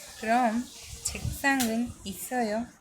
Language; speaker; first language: Korean; non-native, fluent; Hindi